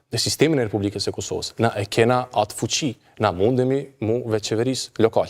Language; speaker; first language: Albanian; non-native, local second language; Bosnian